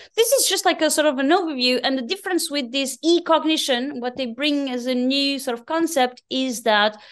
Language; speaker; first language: English; non-native, fluent; Portuguese